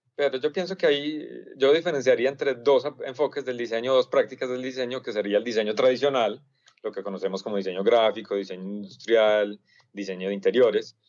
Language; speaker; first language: Spanish; native; Spanish